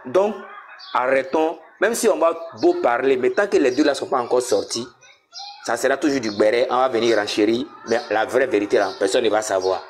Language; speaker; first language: French; non-native, local second language; Dyula